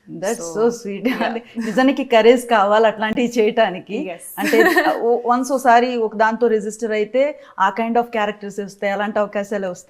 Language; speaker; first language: Telugu; native; Telugu